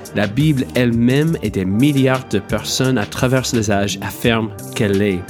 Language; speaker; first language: French; non-native, fluent; English